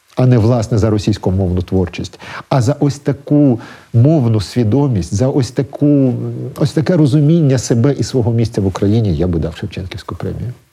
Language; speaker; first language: Ukrainian; native; Ukrainian